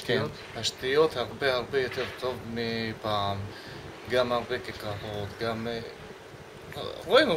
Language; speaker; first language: Hebrew; non-native, local second language; Arabic